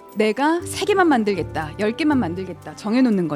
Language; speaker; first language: Korean; native; Korean